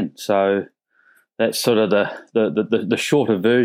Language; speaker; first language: English; native; English